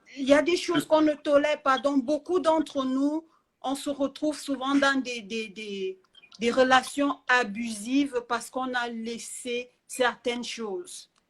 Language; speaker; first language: French; native; French